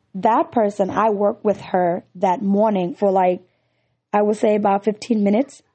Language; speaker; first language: English; non-native, fluent; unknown